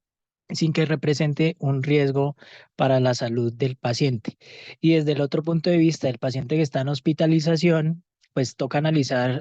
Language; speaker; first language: Spanish; native; Spanish